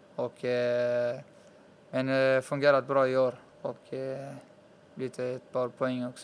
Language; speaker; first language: Swedish; early bilingual, other home language; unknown